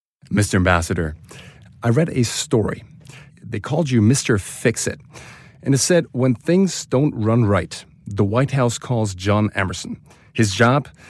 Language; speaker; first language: English; non-native, fluent; German